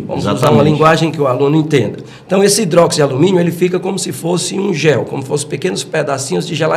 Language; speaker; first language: Portuguese; native; Portuguese